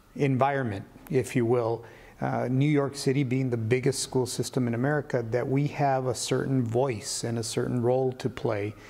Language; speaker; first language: English; early bilingual, other home language; Spanish